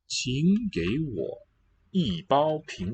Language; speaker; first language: Chinese; non-native, learner; English